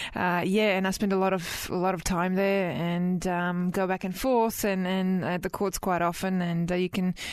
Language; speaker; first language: English; early bilingual, other home language; Croatian